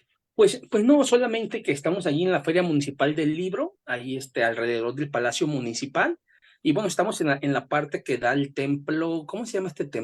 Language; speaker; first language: Spanish; native; Spanish